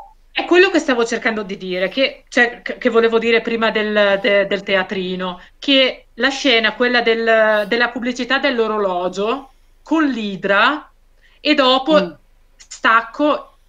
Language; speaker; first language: Italian; native; Italian